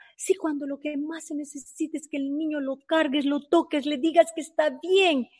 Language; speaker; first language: Spanish; native; Spanish